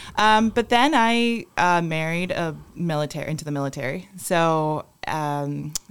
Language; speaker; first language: English; non-native, fluent; Spanish